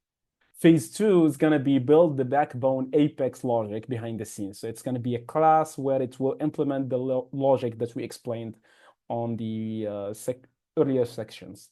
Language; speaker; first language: English; non-native, fluent; Arabic